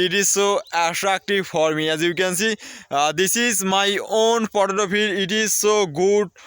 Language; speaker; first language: English; non-native, learner; Bangla